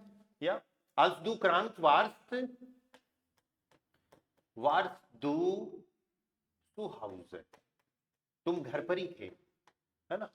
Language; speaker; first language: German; non-native, fluent; Hindi